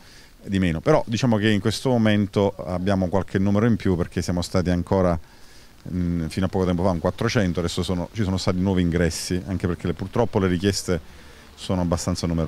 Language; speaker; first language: Italian; native; Italian